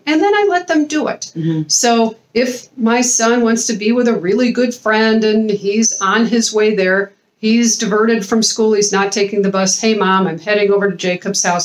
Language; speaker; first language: English; native; English